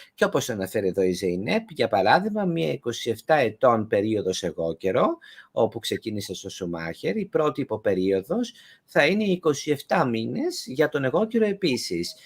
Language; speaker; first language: Greek; native; Greek